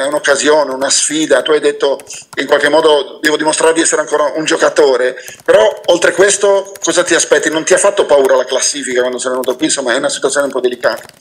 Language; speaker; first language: Italian; native; Italian